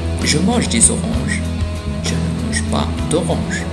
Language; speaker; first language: French; non-native, fluent; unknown